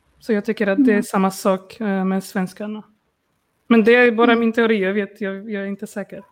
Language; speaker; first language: Swedish; non-native, learner; Polish